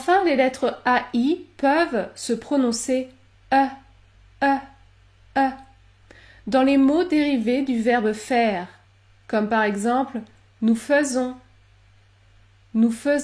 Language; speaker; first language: French; native; French